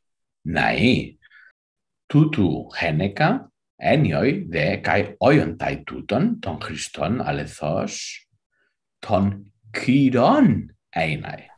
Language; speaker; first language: Greek; non-native, fluent; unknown